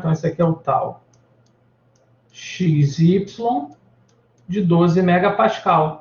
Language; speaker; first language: Portuguese; native; Portuguese